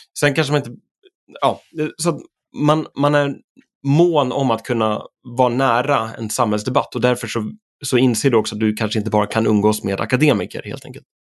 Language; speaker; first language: Swedish; native; Swedish